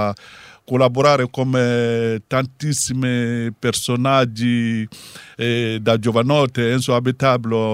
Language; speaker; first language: Italian; non-native, learner; Bambara